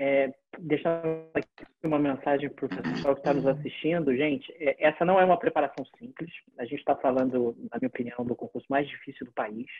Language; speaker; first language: Portuguese; native; Portuguese